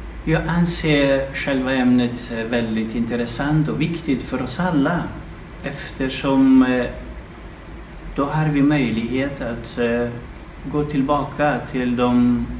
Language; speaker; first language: Swedish; non-native, fluent; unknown